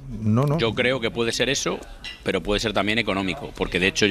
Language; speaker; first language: Spanish; native; Spanish